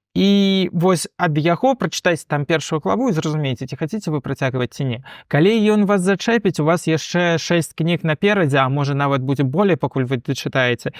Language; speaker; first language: Belarusian; non-native, local second language; Russian